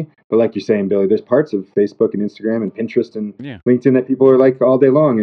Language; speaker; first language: English; native; English